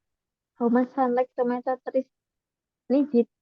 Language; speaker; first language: English; non-native, learner; Indonesian